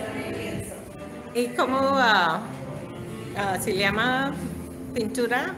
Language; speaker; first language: Spanish; non-native, learner; English